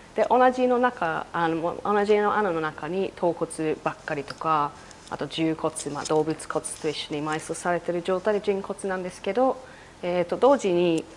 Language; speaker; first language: Japanese; non-native, fluent; English